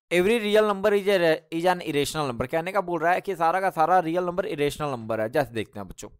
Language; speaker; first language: Hindi; native; Hindi